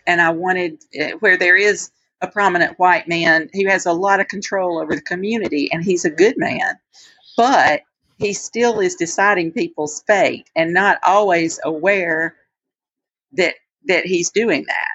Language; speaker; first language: English; native; English